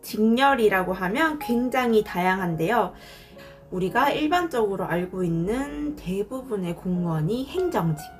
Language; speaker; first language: Korean; native; Korean